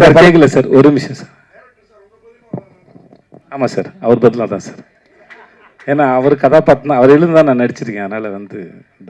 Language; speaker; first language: Tamil; native; Tamil